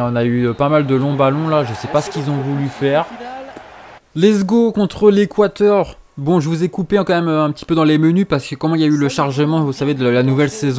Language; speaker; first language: French; native; French